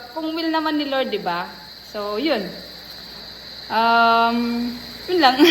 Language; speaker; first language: Filipino; non-native, local second language; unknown